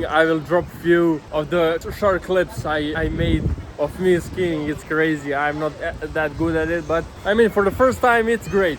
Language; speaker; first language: English; non-native, fluent; Serbian